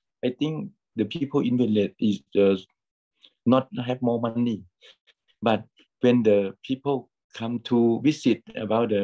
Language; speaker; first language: English; non-native, learner; Thai